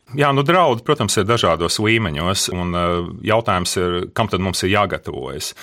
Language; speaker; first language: Latvian; native; Latvian